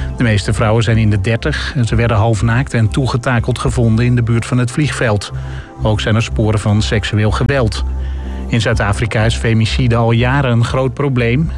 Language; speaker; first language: Dutch; native; Dutch